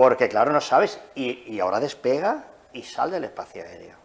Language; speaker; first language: Spanish; native; Spanish